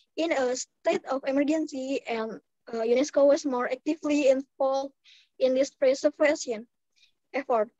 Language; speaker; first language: English; non-native, fluent; Indonesian